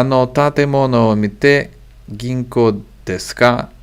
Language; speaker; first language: Japanese; non-native, learner; English